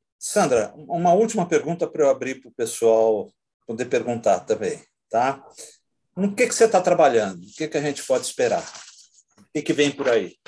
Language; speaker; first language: Portuguese; native; Portuguese